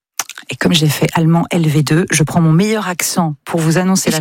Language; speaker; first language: French; native; French